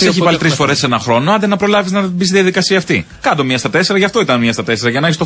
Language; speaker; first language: Greek; native; Greek